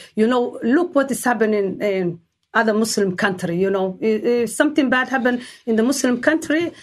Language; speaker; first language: English; non-native, learner; Somali